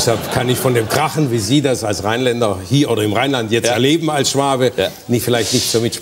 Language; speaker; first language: German; native; German